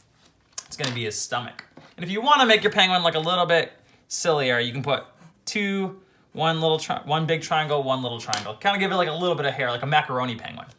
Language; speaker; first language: English; native; English